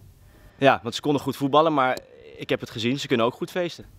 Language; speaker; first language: Dutch; native; Dutch